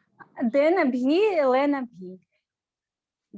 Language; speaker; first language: Hindi; non-native, learner; Russian